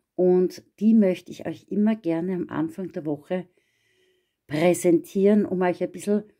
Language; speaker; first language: German; native; German